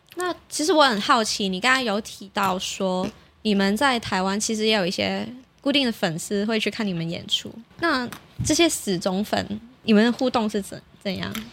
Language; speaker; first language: Chinese; native; Chinese